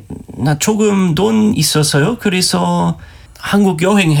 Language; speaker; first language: Korean; non-native, learner; German